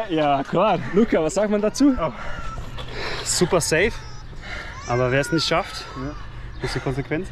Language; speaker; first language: German; native; German